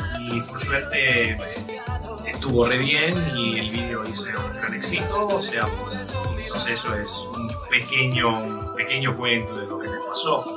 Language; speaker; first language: Spanish; non-native, fluent; Italian